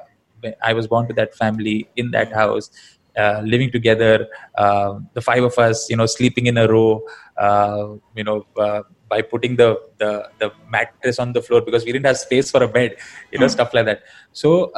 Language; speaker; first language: English; non-native, local second language; Malayalam